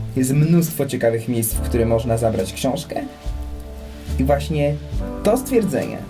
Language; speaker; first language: Polish; native; Polish